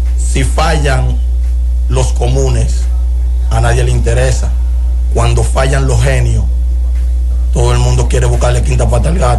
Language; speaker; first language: Spanish; native; Spanish